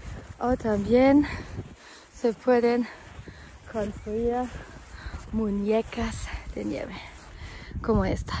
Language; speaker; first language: Spanish; non-native, fluent; German